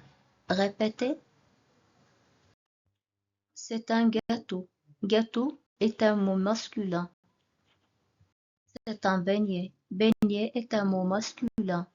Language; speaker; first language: French; non-native, local second language; Arabic